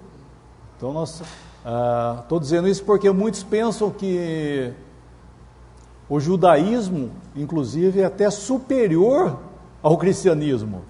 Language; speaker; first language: Portuguese; native; Portuguese